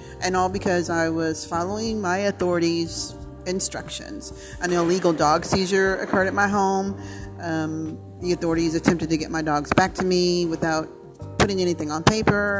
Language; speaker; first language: English; early bilingual, other home language; Spanish